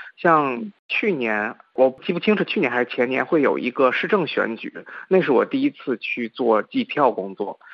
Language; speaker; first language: Chinese; native; Chinese